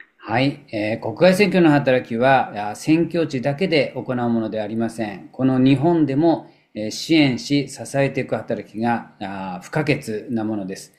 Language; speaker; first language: Japanese; native; Japanese